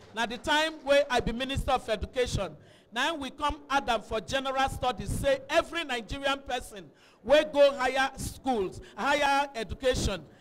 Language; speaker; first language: Nigerian Pidgin; non-native, local second language; Igbo